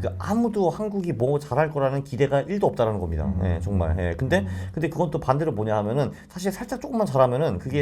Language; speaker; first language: Korean; native; Korean